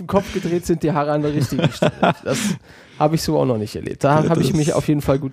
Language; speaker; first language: German; native; German